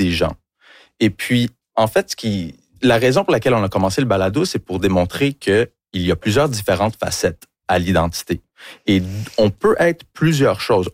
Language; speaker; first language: French; early bilingual, other home language; English